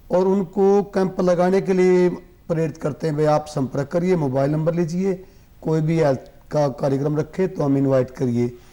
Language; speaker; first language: Hindi; native; Hindi